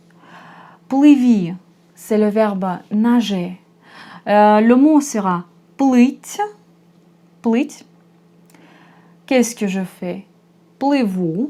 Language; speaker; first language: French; non-native, fluent; Russian